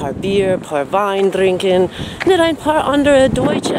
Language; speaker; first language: German; non-native, fluent; English